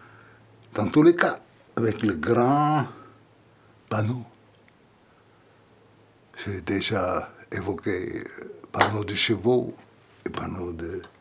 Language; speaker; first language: French; non-native, fluent; German